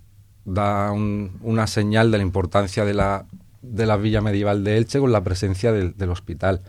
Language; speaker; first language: Spanish; native; Spanish